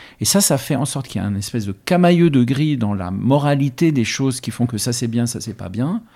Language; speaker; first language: French; early bilingual, other home language; Arabic